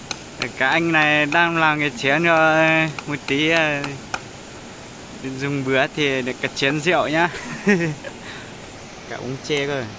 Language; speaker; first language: Vietnamese; non-native, local second language; Hmong